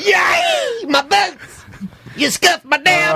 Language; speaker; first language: English; native; English